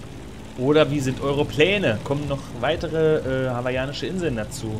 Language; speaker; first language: German; native; German